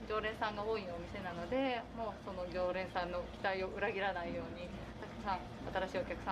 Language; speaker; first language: Japanese; native; Japanese